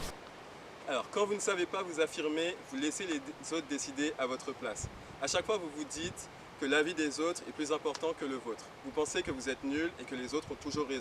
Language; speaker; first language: French; native; French